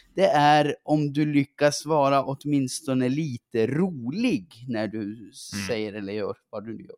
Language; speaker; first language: Swedish; native; Swedish